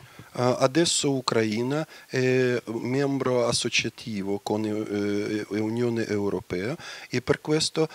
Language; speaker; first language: Italian; non-native, fluent; Ukrainian